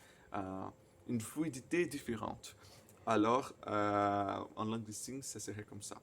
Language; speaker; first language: French; non-native, fluent; Portuguese